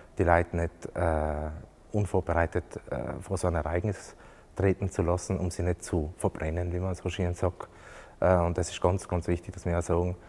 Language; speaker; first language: German; native; German